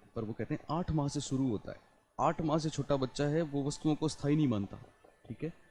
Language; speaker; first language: Hindi; native; Hindi